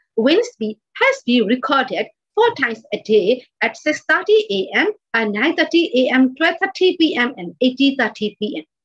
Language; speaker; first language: English; non-native, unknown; Burmese